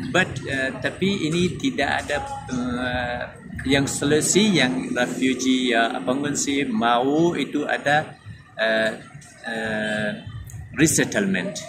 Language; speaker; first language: Indonesian; non-native, learner; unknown